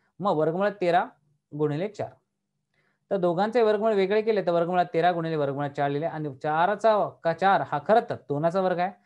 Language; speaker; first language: Marathi; native; Marathi